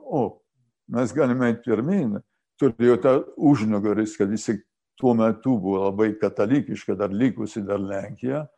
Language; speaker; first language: Lithuanian; early bilingual, heritage; Lithuanian